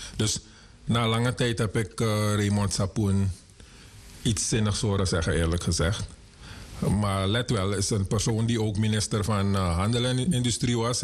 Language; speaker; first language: Dutch; native; Dutch